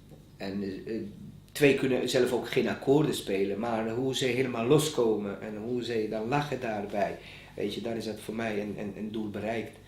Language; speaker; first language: Dutch; non-native, fluent; Bosnian